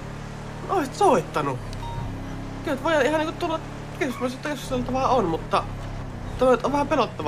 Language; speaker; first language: Finnish; native; Finnish